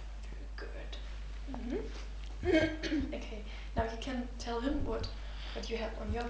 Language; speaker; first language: English; non-native, fluent; German